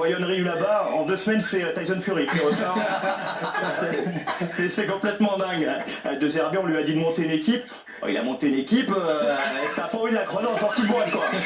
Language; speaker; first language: French; native; French